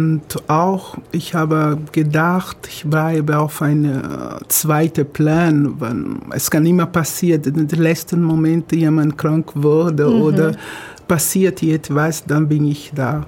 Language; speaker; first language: German; non-native, fluent; Portuguese